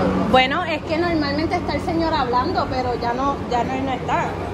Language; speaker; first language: Spanish; early bilingual, heritage; Spanish